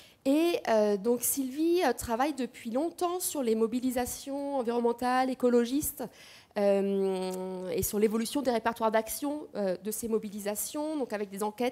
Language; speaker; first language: French; native; French